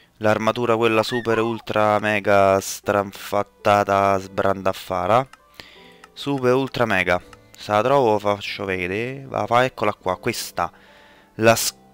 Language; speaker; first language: Italian; native; Italian